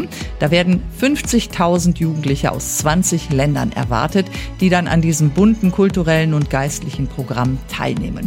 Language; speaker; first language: German; native; German